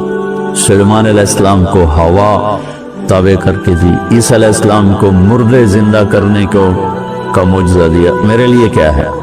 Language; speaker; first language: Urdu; non-native, local second language; Saraiki